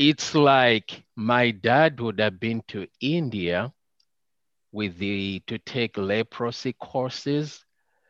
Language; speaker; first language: English; non-native, local second language; Nyanja